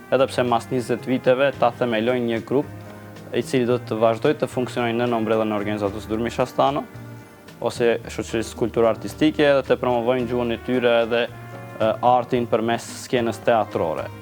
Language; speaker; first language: Albanian; non-native, local second language; Romany